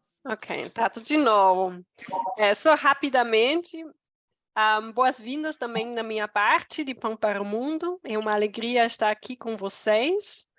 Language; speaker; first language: Portuguese; non-native, fluent; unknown